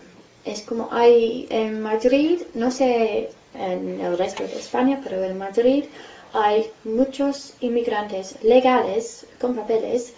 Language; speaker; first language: Spanish; non-native, fluent; English